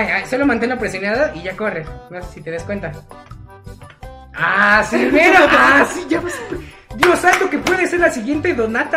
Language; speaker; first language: Spanish; native; Spanish